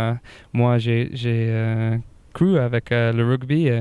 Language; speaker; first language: French; non-native, fluent; English